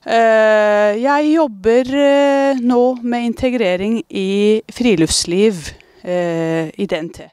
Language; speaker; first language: Norwegian; non-native, fluent; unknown